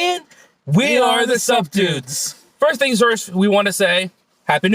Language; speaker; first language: English; native; English